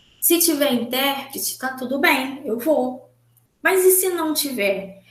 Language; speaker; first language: Portuguese; native; Portuguese